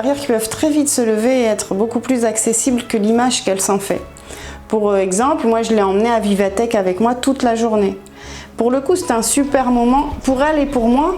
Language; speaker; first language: French; native; French